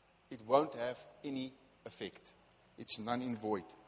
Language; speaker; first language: English; non-native, local second language; Afrikaans